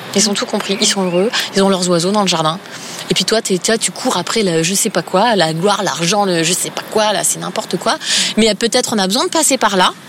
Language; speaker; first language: French; native; French